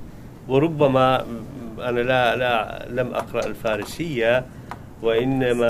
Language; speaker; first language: Arabic; native; Arabic